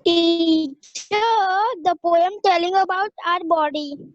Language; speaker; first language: English; non-native, learner; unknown